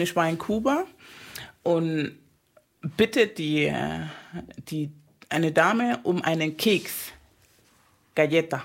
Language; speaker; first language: German; non-native, fluent; Spanish